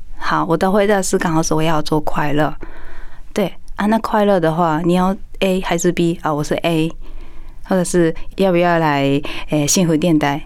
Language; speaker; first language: Chinese; non-native, fluent; Japanese